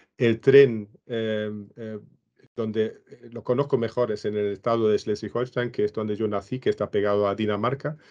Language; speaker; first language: Spanish; non-native, fluent; German